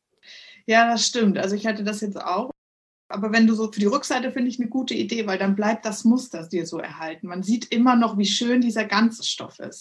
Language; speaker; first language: German; native; German